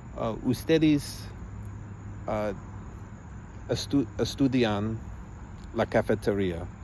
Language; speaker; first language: Spanish; non-native, learner; English